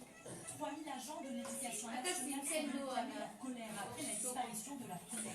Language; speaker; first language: French; native; French